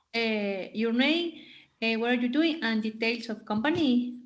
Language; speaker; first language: English; non-native, learner; Spanish